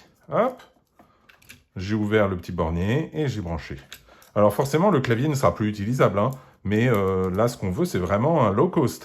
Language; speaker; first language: French; native; French